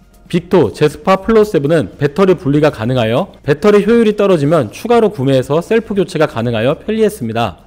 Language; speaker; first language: Korean; native; Korean